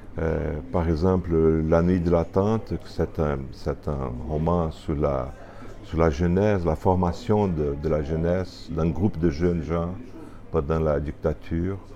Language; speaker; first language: French; non-native, fluent; Portuguese